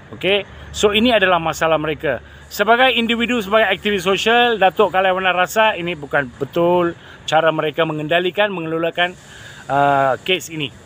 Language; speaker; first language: Malay; non-native, local second language; Tamil